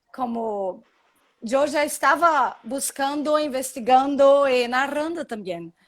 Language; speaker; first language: Spanish; non-native, learner; Portuguese